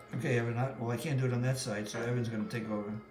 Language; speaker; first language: English; native; English